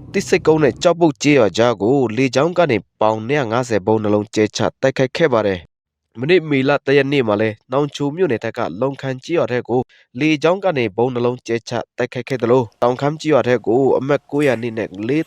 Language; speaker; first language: Burmese; non-native, local second language; Shwe Palaung